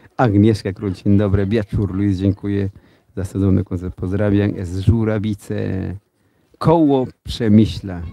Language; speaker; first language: Polish; non-native, learner; Spanish